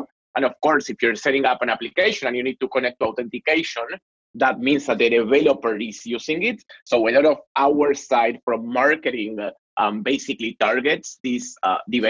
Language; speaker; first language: English; non-native, fluent; Spanish